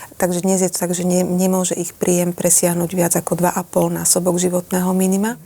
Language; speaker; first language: Slovak; native; Slovak